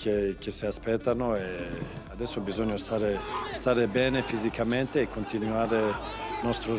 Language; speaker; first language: Italian; non-native, fluent; Swedish